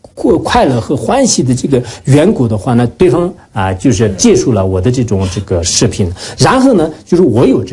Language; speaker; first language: Chinese; non-native, local second language; Tibetan